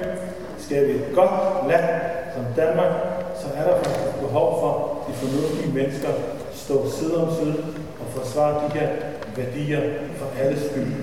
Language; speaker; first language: Danish; non-native, fluent; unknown